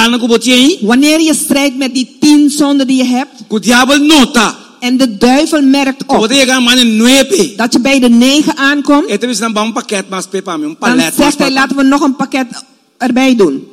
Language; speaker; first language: Dutch; non-native, local second language; Papiamento